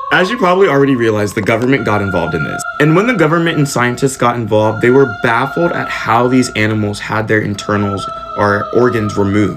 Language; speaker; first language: English; native; English